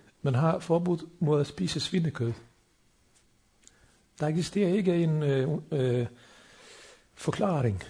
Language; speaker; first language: Danish; non-native, fluent; Bosnian